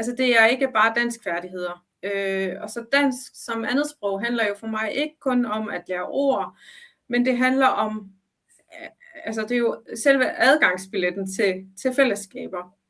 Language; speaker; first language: Danish; early bilingual, other home language; Arabic